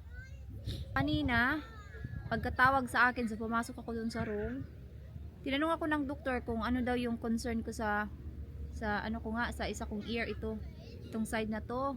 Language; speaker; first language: Filipino; native; Filipino